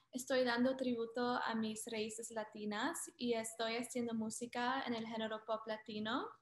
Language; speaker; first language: Spanish; early bilingual, heritage; Spanish